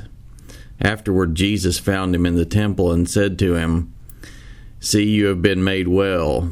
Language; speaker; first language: English; native; English